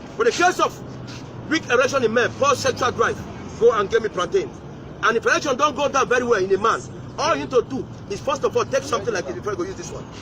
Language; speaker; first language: Nigerian Pidgin; non-native, local second language; Yoruba